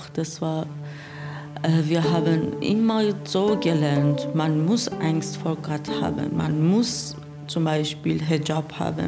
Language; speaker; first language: German; non-native, learner; Persian